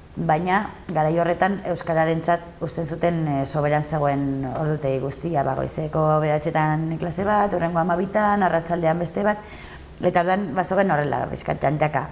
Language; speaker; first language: Basque; non-native, local second language; Spanish